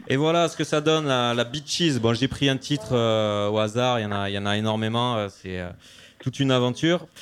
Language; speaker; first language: French; native; French